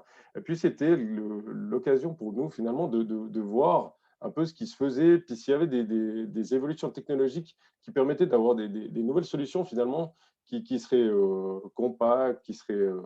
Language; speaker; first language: French; native; French